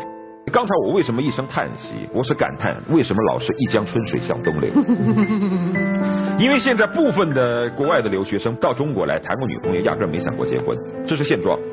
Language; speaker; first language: Chinese; native; Chinese